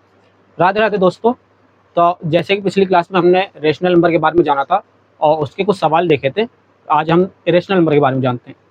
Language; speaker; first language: Hindi; native; Hindi